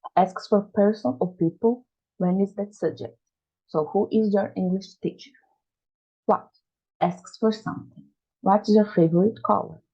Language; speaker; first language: English; non-native, fluent; Portuguese